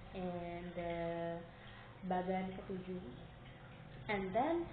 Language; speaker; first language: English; non-native, learner; Indonesian